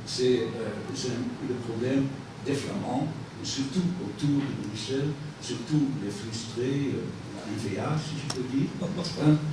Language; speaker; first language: French; non-native, fluent; Dutch